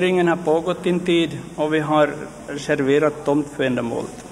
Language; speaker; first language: Swedish; native; Swedish